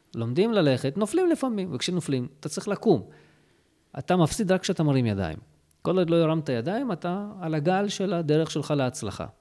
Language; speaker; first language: Hebrew; early bilingual, other home language; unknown